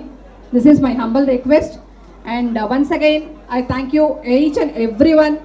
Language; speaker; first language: Telugu; native; Telugu